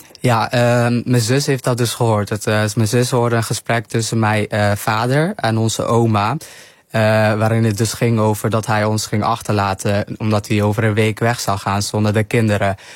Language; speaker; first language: Dutch; early bilingual, other home language; Somali